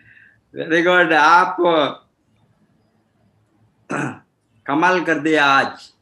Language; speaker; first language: Hindi; non-native, fluent; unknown